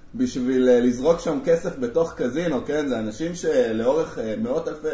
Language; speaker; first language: Hebrew; early bilingual, other home language; Amharic